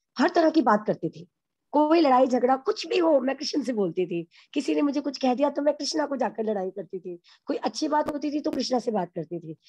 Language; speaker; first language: Hindi; native; Hindi